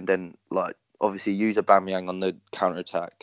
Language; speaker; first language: English; native; English